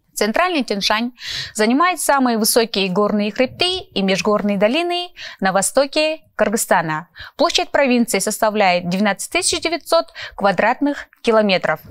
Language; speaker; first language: Russian; non-native, local second language; Kyrgyz